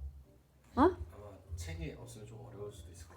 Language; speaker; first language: Korean; native; Korean